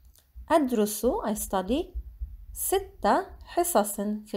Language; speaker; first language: Arabic; non-native, fluent; English